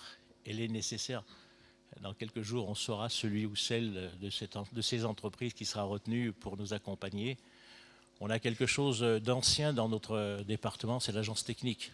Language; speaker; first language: French; native; French